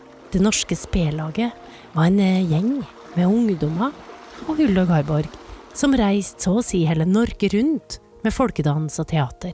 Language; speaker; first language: Norwegian; native; Norwegian